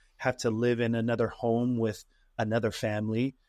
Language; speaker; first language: English; native; English